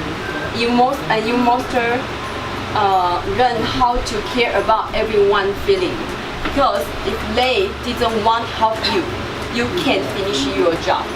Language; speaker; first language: English; non-native, learner; Chinese